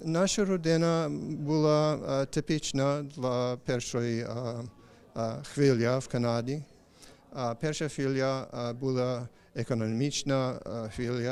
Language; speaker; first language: Ukrainian; non-native, learner; English